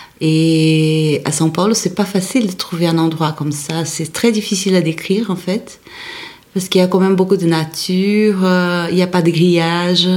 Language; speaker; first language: French; non-native, fluent; Portuguese